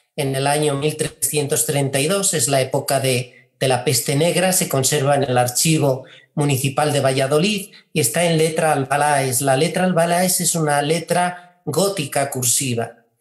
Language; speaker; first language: Spanish; native; Spanish